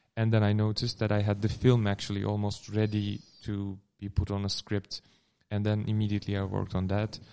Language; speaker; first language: English; non-native, fluent; Turkish